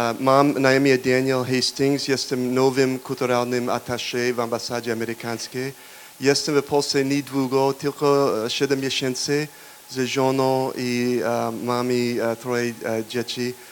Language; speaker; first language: Polish; non-native, learner; English